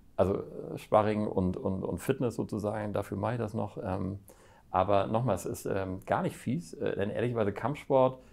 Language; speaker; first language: German; native; German